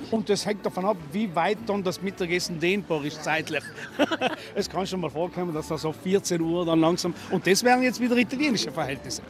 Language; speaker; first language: German; native; German